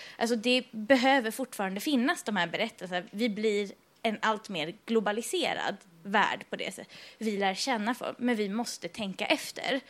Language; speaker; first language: Swedish; early bilingual, other home language; Persian